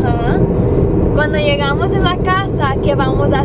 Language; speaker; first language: Spanish; early bilingual, heritage; Spanish